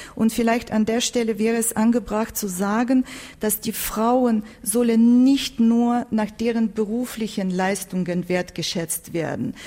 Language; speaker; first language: German; non-native, fluent; Turkish